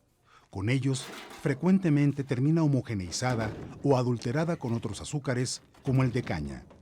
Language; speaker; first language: Spanish; native; Spanish